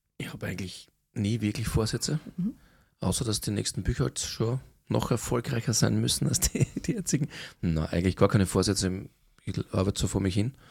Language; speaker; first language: German; native; German